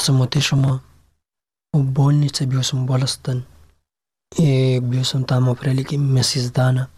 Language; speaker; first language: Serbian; non-native, learner; Pashto